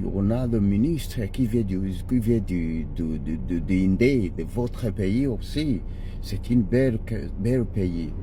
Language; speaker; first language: French; non-native, learner; Ganda